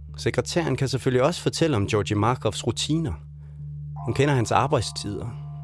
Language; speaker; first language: Danish; native; Danish